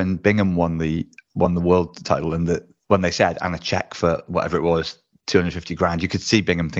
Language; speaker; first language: English; native; English